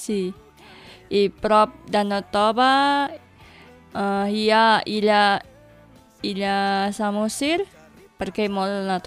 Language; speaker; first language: Catalan; non-native, learner; Indonesian